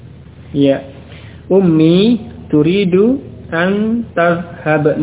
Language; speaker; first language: Arabic; non-native, fluent; Indonesian